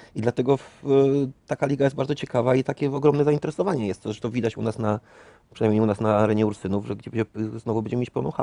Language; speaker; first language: Polish; native; Polish